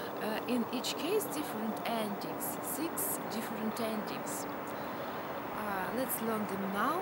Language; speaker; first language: English; non-native, fluent; Russian